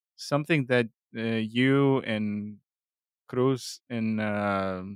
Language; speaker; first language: English; non-native, fluent; Spanish